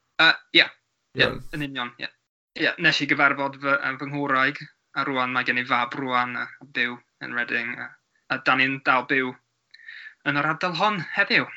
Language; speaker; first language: Welsh; non-native, learner; English